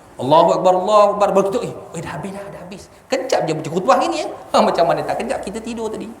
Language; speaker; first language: Malay; non-native, local second language; Javanese